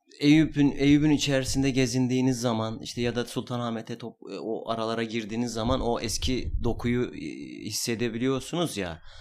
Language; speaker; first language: Turkish; non-native, local second language; Kurdish